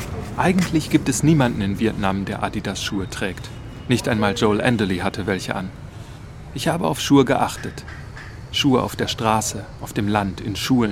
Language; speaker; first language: German; native; German